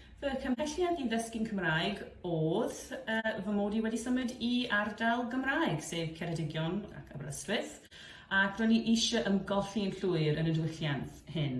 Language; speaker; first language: Welsh; non-native, fluent; English